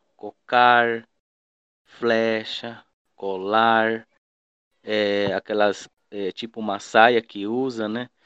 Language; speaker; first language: Portuguese; non-native, local second language; Guarani